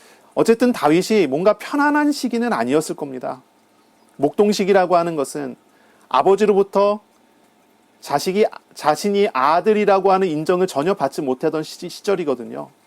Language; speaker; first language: Korean; native; Korean